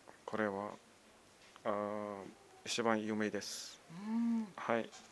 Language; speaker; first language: Japanese; non-native, learner; Mongolian